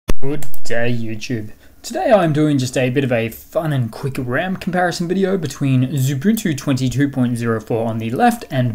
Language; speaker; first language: English; native; English